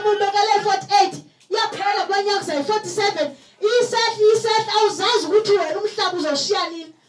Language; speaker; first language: Zulu; non-native, local second language; Xhosa